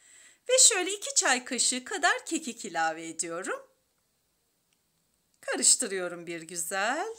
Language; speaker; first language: Turkish; native; Turkish